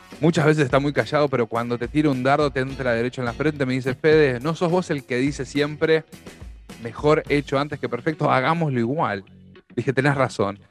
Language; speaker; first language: Spanish; native; Spanish